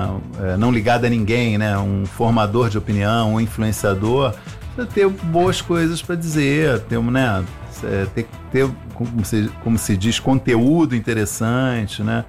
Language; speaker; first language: Portuguese; native; Portuguese